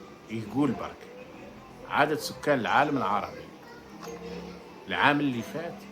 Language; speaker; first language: Arabic; native; Arabic